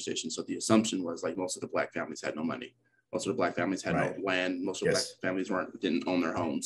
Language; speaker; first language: English; native; English